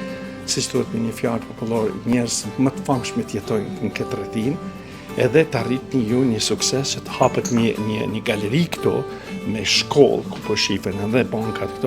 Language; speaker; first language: Albanian; native; Albanian